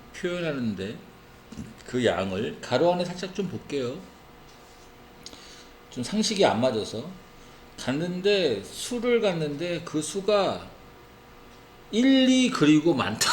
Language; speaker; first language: Korean; native; Korean